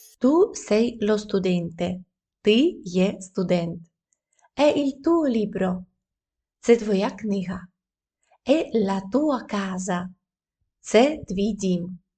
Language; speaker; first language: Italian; non-native, fluent; Ukrainian